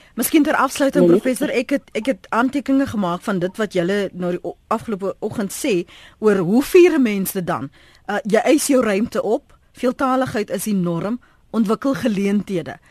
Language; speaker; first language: Afrikaans; native; Afrikaans